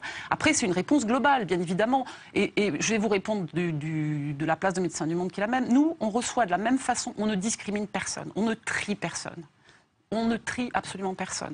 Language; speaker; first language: French; native; French